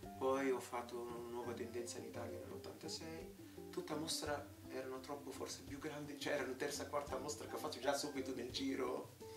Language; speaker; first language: Italian; non-native, fluent; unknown